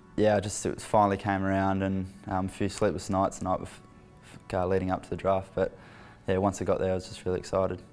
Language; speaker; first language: English; native; English